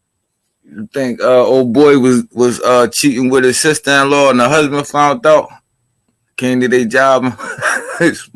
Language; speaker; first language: English; native; English